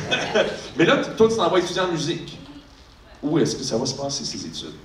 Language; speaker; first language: French; native; French